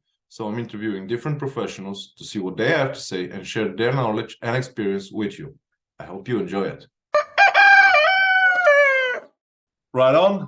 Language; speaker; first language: English; non-native, fluent; Bulgarian